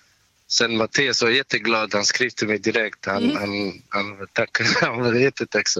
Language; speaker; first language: Swedish; non-native, fluent; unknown